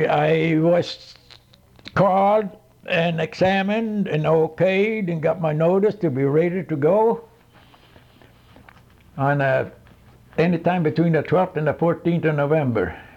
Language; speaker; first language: English; non-native, fluent; Swedish